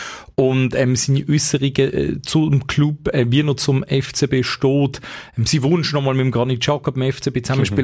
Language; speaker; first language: German; native; German